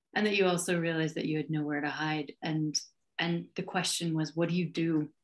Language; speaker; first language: English; native; English